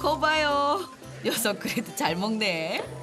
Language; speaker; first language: Korean; native; Korean